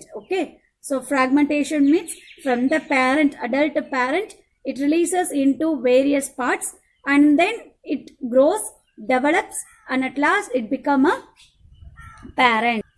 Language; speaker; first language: English; non-native, local second language; Tamil